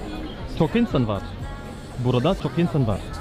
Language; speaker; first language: Turkish; non-native, learner; Indonesian